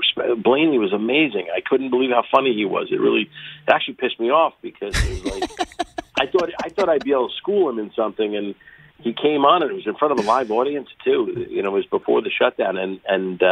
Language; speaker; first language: English; native; English